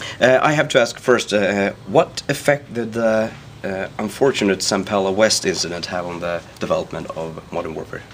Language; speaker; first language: English; non-native, fluent; Swedish